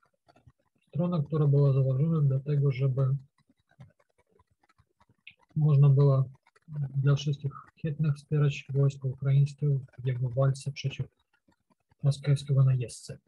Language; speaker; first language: Polish; non-native, learner; Ukrainian